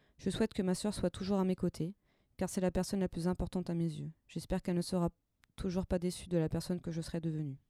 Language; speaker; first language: French; native; French